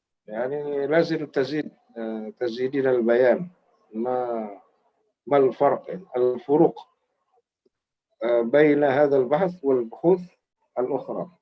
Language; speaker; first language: Arabic; non-native, fluent; Indonesian